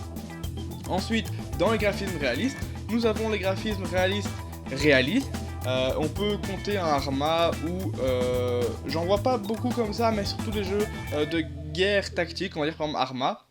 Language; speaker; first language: French; native; French